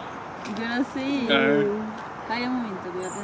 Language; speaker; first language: Spanish; native; Spanish